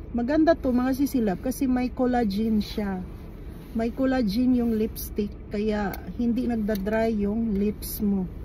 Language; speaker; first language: Filipino; non-native, local second language; Cebuano